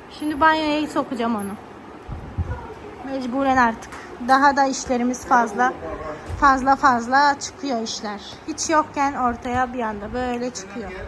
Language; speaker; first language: Turkish; native; Turkish